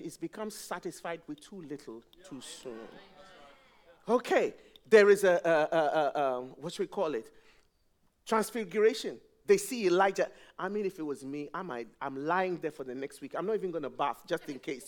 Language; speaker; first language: English; non-native, local second language; Akan